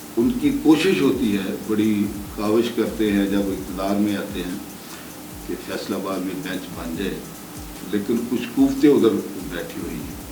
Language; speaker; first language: Urdu; non-native, local second language; Punjabi